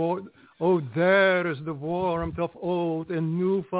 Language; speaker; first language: English; non-native, fluent; Dutch